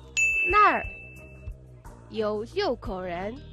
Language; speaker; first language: Chinese; non-native, fluent; Mongolian